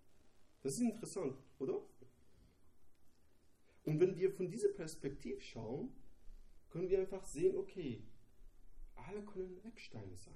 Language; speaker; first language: German; non-native, learner; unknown